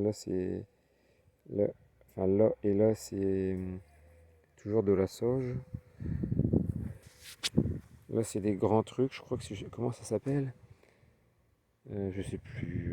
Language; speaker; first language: French; native; French